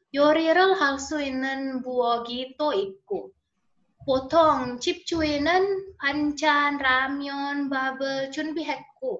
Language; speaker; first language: Korean; non-native, learner; Indonesian